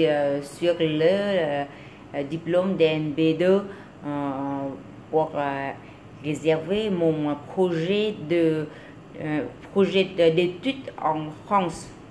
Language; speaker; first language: French; non-native, learner; Vietnamese